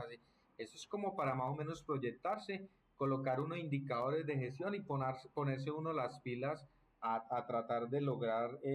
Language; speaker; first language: Spanish; native; Spanish